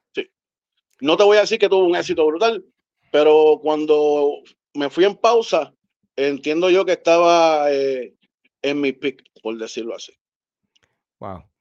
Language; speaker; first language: Spanish; native; Spanish